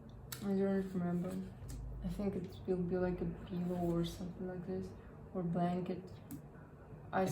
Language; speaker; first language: English; non-native, learner; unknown